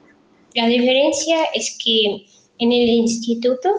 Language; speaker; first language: Catalan; non-native, learner; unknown